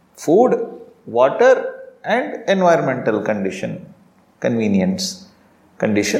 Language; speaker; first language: English; non-native, local second language; Tamil